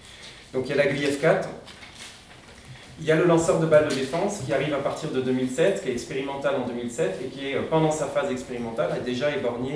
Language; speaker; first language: French; native; French